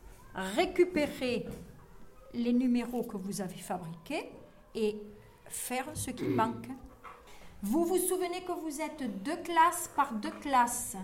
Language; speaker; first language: French; native; French